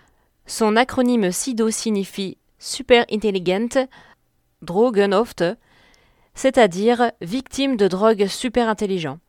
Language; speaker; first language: French; native; French